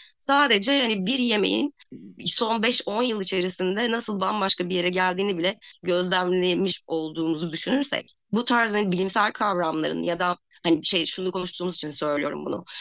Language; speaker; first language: Turkish; native; Turkish